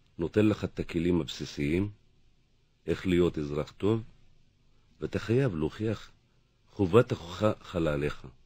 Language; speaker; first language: Hebrew; non-native, local second language; Arabic